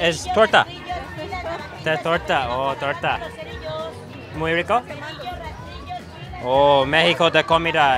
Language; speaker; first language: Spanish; non-native, learner; English